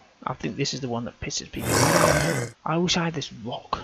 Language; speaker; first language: English; native; English